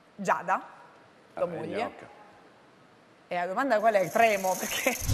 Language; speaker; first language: Italian; native; Italian